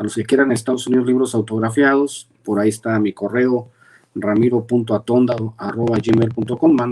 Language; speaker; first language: Spanish; native; Spanish